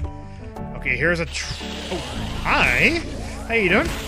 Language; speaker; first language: English; native; English